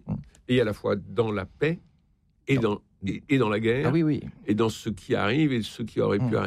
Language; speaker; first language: French; native; French